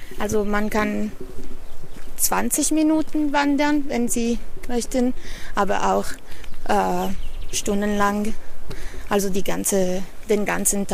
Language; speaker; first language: German; non-native, fluent; Italian